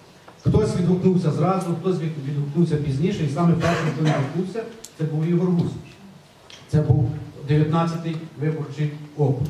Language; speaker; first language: Ukrainian; native; Ukrainian